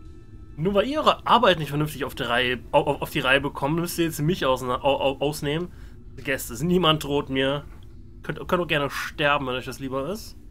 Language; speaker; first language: German; native; German